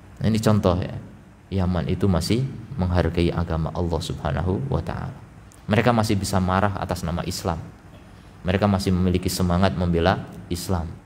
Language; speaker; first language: Indonesian; native; Indonesian